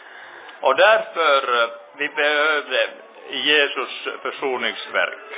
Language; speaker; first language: Swedish; non-native, local second language; Finnish